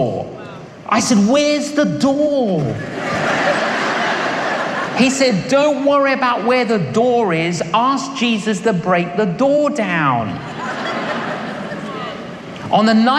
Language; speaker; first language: English; native; English